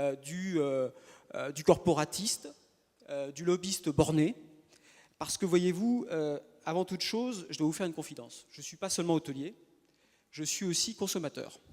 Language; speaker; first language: French; native; French